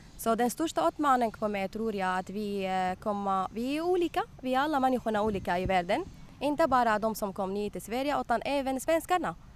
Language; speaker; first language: Swedish; non-native, learner; Arabic